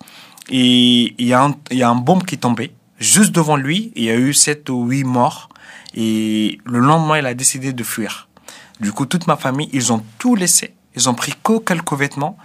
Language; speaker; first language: French; non-native, fluent; Arabic